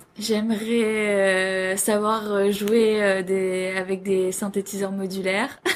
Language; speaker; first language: French; native; French